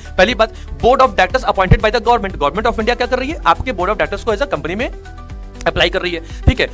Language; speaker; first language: Hindi; native; Hindi